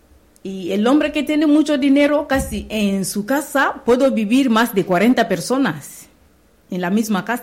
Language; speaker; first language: Spanish; non-native, learner; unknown